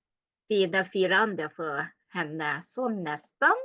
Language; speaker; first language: Swedish; non-native, learner; Thai